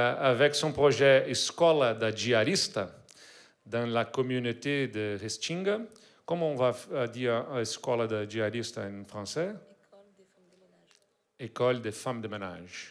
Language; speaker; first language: French; non-native, learner; Portuguese